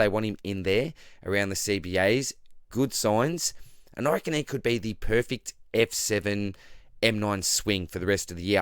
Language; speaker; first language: English; native; English